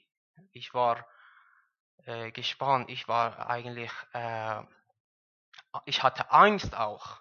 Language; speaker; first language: German; non-native, learner; Persian